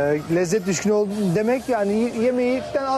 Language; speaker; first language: Turkish; native; Turkish